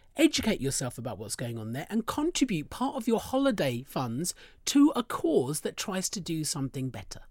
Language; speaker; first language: English; early bilingual, other home language; Hindi